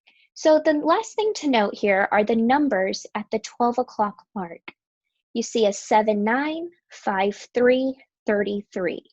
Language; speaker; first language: English; native; English